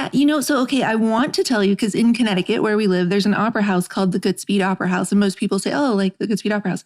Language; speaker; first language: English; native; English